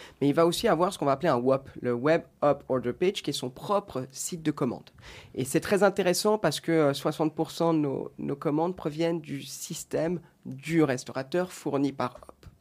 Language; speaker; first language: French; native; French